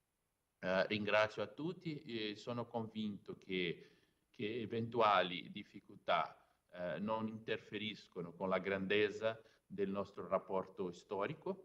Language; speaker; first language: Italian; non-native, fluent; Portuguese